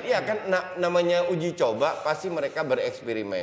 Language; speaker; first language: Indonesian; native; Indonesian